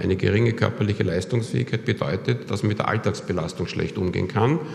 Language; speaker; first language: German; native; German